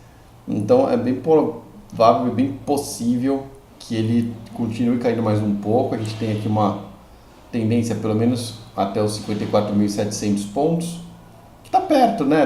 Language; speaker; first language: Portuguese; native; Portuguese